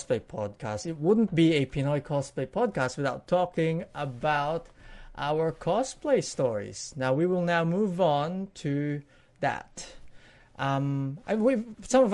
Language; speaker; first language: English; non-native, local second language; Pampanga